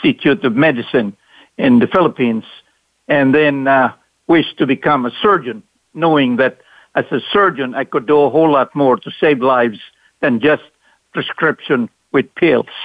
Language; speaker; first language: English; non-native, local second language; Cebuano